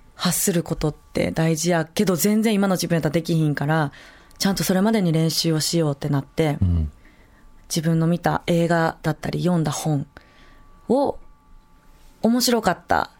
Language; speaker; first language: Japanese; native; Japanese